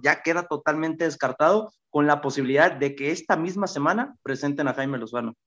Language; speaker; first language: Spanish; native; Spanish